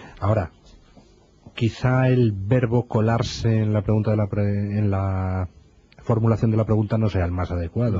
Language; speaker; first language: Spanish; native; Spanish